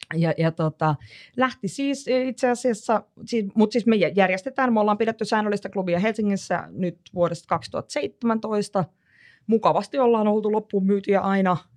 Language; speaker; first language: Finnish; native; Finnish